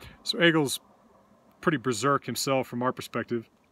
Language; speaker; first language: English; native; English